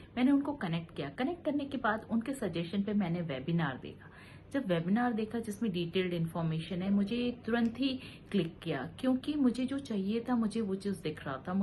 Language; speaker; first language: Hindi; native; Hindi